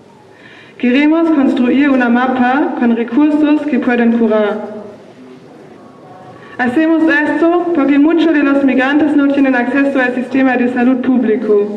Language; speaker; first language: Spanish; non-native, learner; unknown